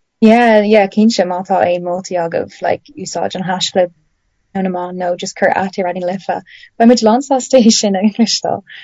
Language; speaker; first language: Irish; non-native, local second language; English